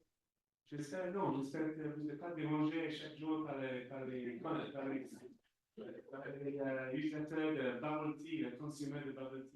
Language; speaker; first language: French; non-native, fluent; English